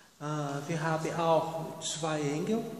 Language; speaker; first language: German; non-native, learner; Portuguese